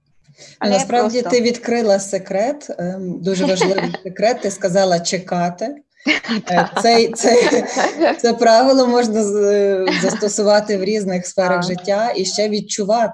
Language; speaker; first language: Ukrainian; native; Ukrainian